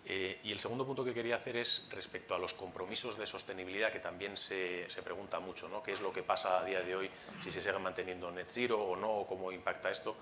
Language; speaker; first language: Spanish; native; Spanish